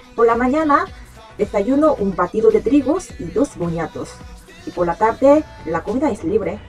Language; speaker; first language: Spanish; non-native, fluent; Korean